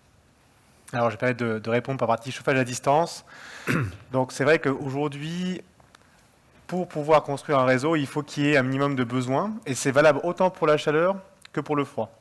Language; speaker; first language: French; native; French